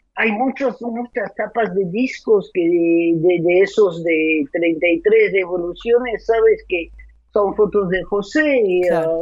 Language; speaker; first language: Spanish; non-native, fluent; French